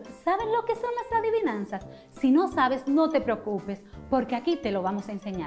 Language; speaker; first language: Spanish; native; Spanish